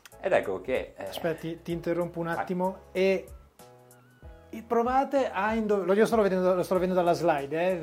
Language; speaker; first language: Italian; native; Italian